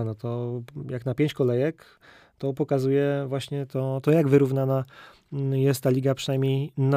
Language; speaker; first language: Polish; native; Polish